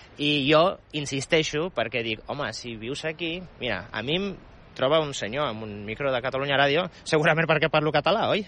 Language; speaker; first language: Catalan; non-native, fluent; Polish